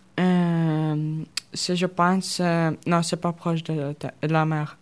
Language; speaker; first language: French; non-native, learner; Russian